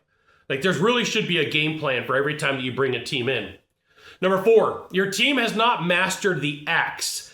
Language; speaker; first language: English; native; English